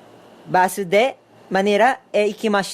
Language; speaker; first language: Japanese; non-native, learner; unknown